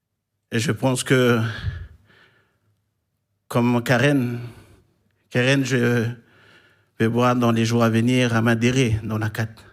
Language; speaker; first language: French; non-native, local second language; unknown